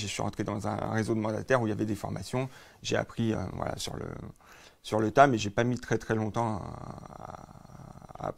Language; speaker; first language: French; native; French